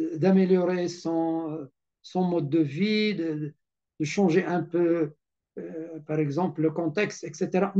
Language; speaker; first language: French; non-native, local second language; Arabic